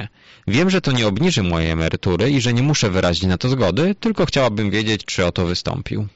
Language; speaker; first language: Polish; native; Polish